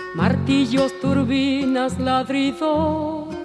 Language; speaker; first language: French; non-native, fluent; Spanish